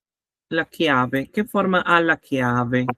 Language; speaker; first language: Italian; non-native, learner; Spanish